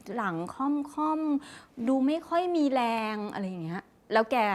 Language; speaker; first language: Thai; native; Thai